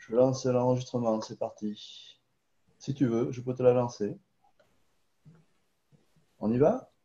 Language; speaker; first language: French; native; French